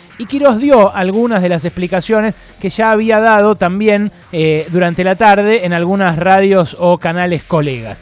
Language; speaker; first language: Spanish; native; Spanish